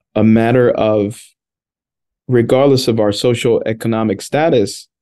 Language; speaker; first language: English; early bilingual, other home language; Spanish